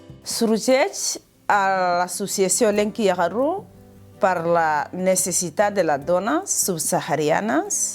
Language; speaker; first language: Catalan; non-native, fluent; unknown